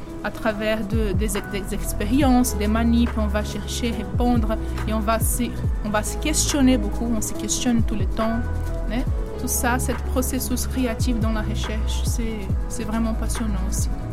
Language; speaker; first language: French; non-native, fluent; Portuguese